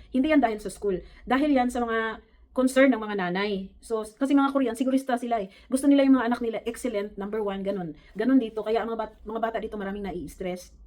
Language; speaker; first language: Filipino; native; Filipino